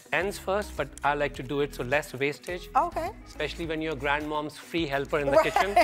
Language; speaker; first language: English; non-native, local second language; Punjabi